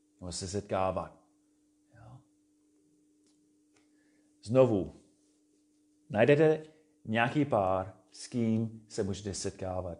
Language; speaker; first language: Czech; non-native, fluent; English